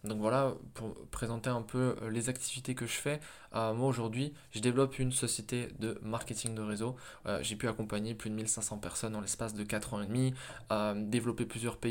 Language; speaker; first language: French; native; French